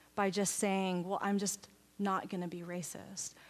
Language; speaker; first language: English; native; English